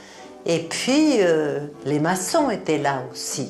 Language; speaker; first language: French; native; French